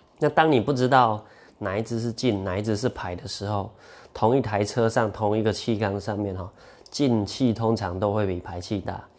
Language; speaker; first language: Chinese; native; Chinese